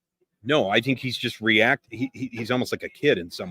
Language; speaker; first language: English; native; English